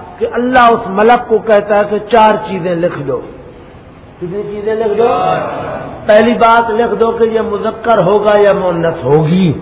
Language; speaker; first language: Urdu; non-native, local second language; Saraiki